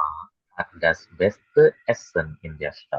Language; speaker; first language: German; non-native, fluent; Indonesian